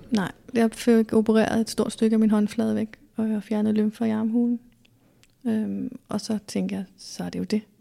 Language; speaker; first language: Danish; native; Danish